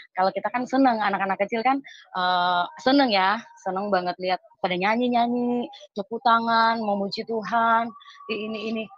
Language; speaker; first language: Indonesian; native; Indonesian